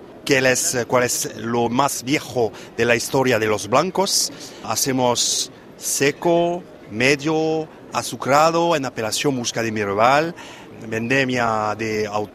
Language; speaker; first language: Spanish; non-native, fluent; French